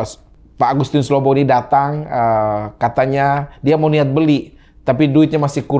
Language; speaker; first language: Indonesian; native; Indonesian